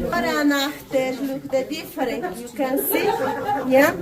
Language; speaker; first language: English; non-native, learner; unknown